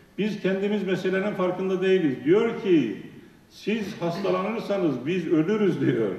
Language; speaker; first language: Turkish; native; Turkish